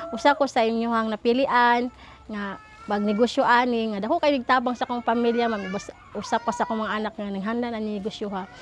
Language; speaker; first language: Cebuano; native; Cebuano